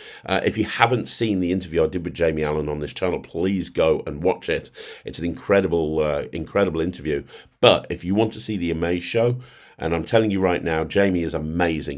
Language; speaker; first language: English; native; English